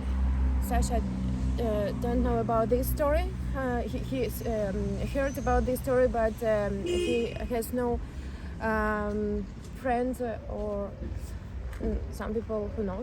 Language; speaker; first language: English; non-native, learner; Ukrainian